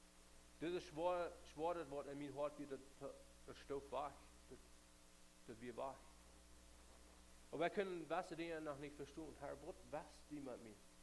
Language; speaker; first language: German; non-native, learner; Plautdietsch